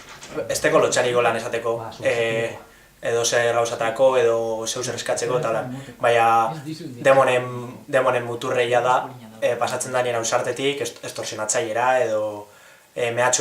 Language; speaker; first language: Basque; native; Basque